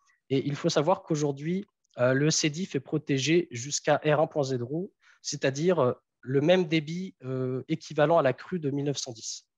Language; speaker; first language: French; native; French